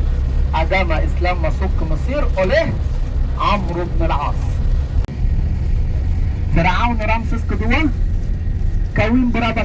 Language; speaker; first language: Indonesian; non-native, fluent; Arabic